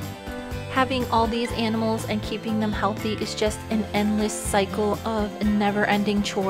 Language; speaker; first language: English; native; English